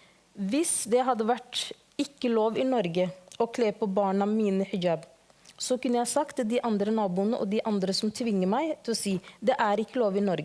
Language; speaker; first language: Norwegian; early bilingual, other home language; Somali